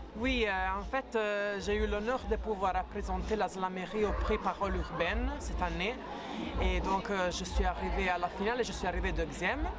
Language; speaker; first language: French; non-native, fluent; Italian